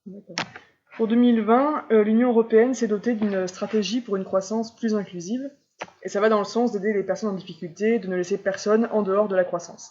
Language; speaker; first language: French; native; French